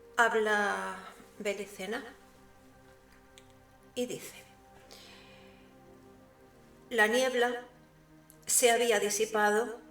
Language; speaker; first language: Spanish; native; Spanish